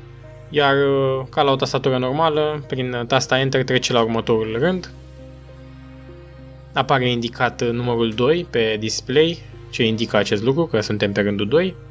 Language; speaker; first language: Romanian; native; Romanian